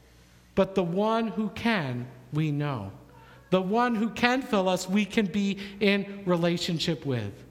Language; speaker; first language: English; native; English